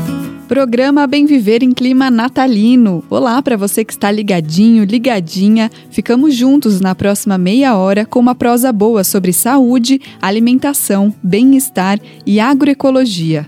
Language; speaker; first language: Portuguese; native; Portuguese